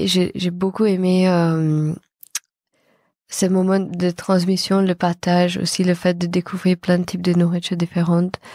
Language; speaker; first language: French; non-native, fluent; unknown